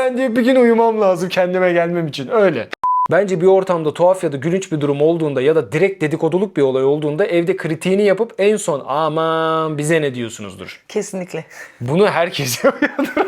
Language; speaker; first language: Turkish; non-native, fluent; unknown